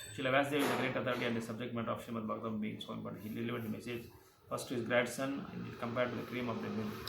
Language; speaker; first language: English; non-native, local second language; Kannada